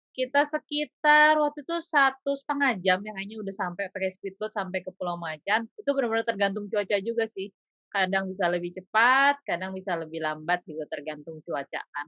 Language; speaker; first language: Indonesian; native; Indonesian